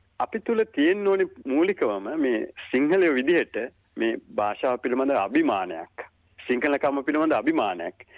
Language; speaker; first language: Sinhala; native; Sinhala